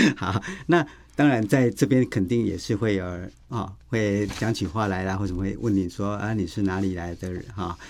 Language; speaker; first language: Chinese; native; Chinese